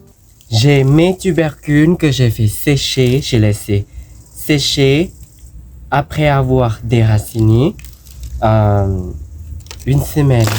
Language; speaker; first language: French; non-native, learner; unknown